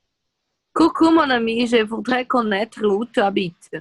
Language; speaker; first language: French; non-native, learner; Portuguese